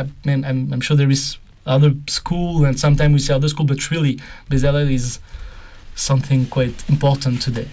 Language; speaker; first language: English; non-native, fluent; French